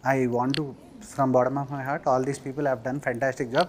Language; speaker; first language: Telugu; native; Telugu